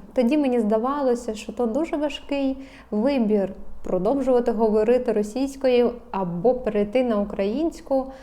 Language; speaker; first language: Ukrainian; non-native, local second language; Russian